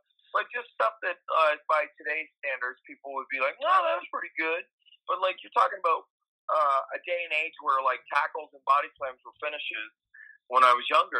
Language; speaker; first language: English; native; English